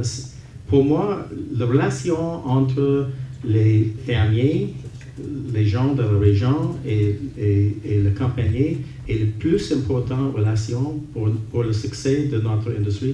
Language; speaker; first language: French; non-native, learner; English